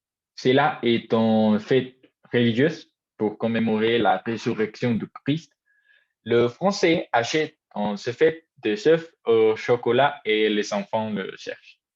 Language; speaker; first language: French; non-native, learner; Spanish